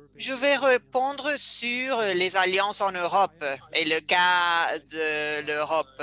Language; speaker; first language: French; non-native, fluent; Spanish